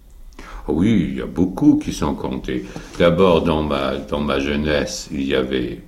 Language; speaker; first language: French; non-native, fluent; German